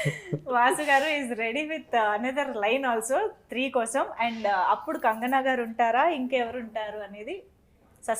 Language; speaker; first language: Telugu; native; Telugu